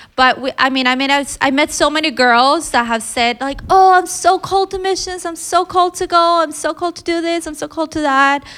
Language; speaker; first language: English; early bilingual, other home language; Filipino